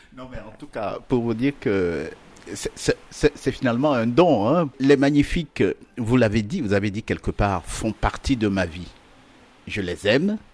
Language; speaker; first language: French; native; French